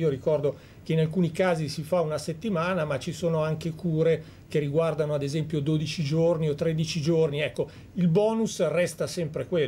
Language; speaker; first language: Italian; native; Italian